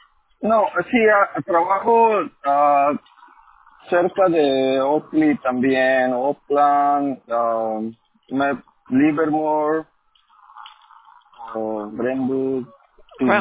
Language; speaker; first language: Spanish; early bilingual, heritage; Spanish